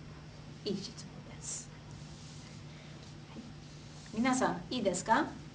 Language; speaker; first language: Japanese; non-native, fluent; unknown